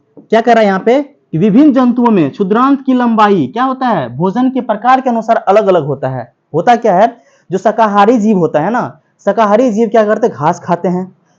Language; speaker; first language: Hindi; native; Hindi